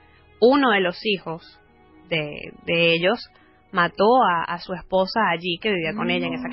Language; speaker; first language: Spanish; native; Spanish